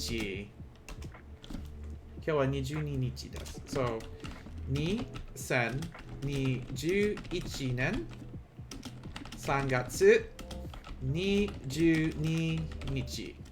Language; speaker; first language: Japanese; non-native, learner; English